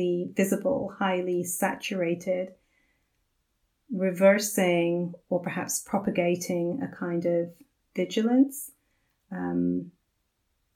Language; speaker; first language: English; native; English